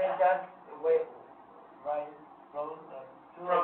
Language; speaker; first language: English; non-native, learner; Chinese